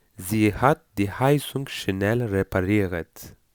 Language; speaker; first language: German; non-native, fluent; Turkish